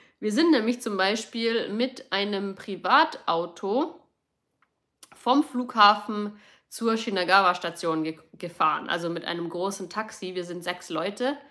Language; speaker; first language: German; native; German